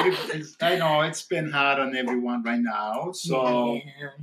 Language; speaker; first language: English; non-native, fluent; Italian